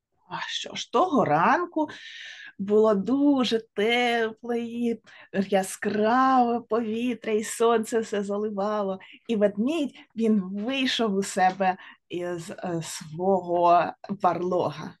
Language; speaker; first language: Ukrainian; native; Ukrainian